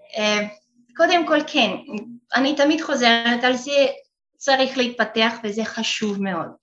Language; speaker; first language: Hebrew; non-native, fluent; Russian